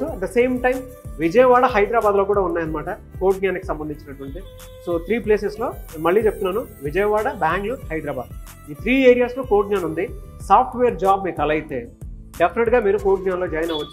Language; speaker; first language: Telugu; native; Telugu